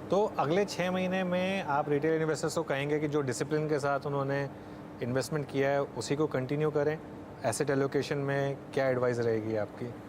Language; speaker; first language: Hindi; native; Hindi